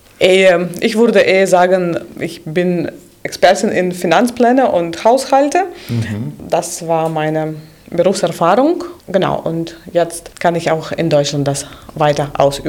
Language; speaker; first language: German; non-native, fluent; Russian